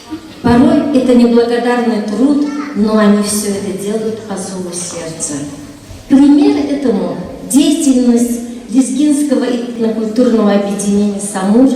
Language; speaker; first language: Russian; non-native, fluent; Lezghian